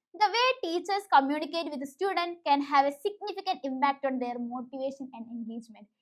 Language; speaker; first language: English; non-native, local second language; Malayalam